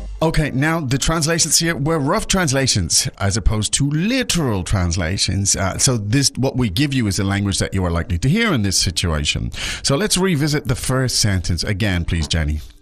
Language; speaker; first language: English; native; English